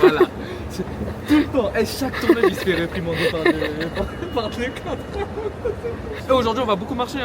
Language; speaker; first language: French; native; French